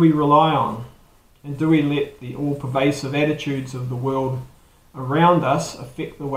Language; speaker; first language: English; native; English